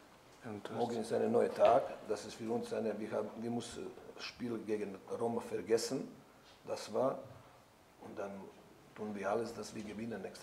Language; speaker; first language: German; non-native, fluent; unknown